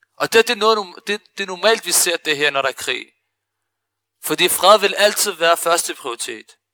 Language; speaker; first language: Danish; early bilingual, other home language; Arabic